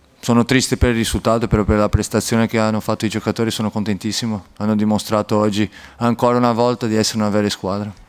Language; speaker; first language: Italian; non-native, fluent; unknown